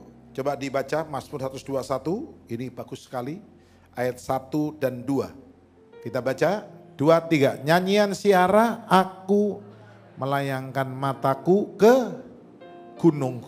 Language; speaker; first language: Indonesian; native; Indonesian